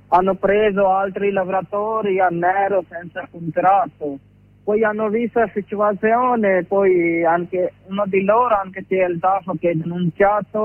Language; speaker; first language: Italian; non-native, learner; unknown